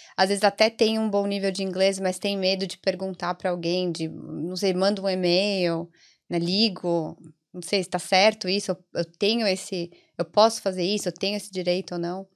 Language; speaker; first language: Portuguese; early bilingual, other home language; Italian